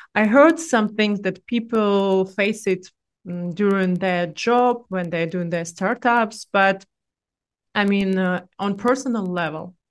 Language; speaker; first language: English; non-native, fluent; Russian